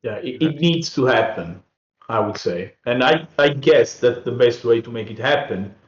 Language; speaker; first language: English; non-native, fluent; Italian